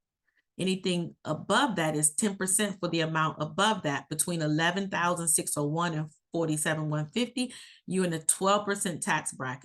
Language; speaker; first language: English; native; English